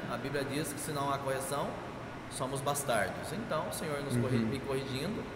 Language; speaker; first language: Portuguese; native; Portuguese